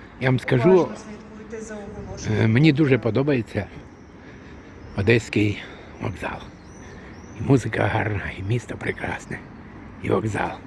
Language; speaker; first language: Ukrainian; non-native, local second language; Russian